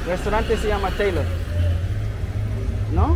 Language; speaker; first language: Spanish; non-native, learner; English